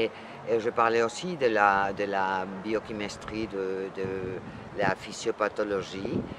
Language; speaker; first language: French; non-native, fluent; Spanish